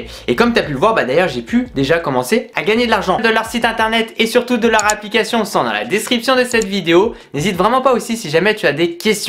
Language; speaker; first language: French; native; French